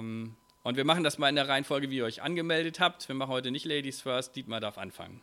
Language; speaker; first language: German; native; German